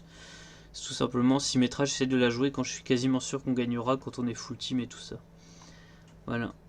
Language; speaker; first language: French; native; French